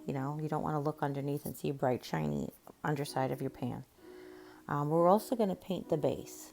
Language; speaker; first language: English; native; English